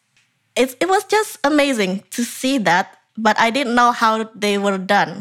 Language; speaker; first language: English; non-native, fluent; Indonesian